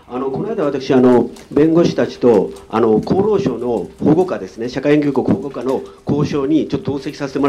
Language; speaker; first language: Japanese; native; Japanese